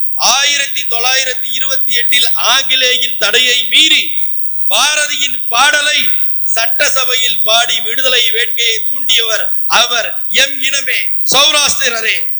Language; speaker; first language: Tamil; non-native, local second language; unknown